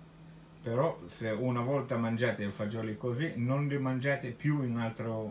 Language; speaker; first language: Italian; non-native, fluent; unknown